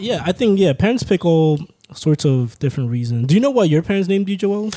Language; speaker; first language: English; early bilingual, other home language; Spanish